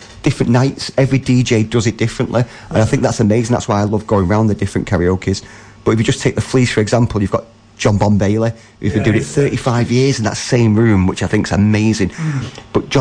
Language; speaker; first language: English; native; English